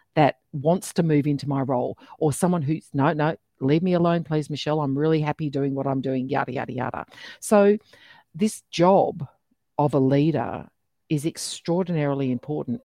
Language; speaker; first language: English; native; English